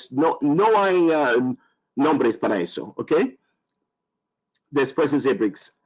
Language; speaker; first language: Spanish; non-native, learner; French